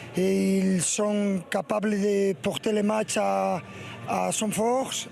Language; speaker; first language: French; non-native, learner; Spanish